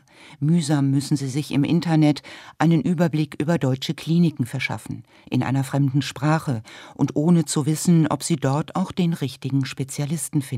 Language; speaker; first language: German; native; German